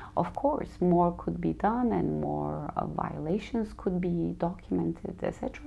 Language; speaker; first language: English; non-native, fluent; Turkish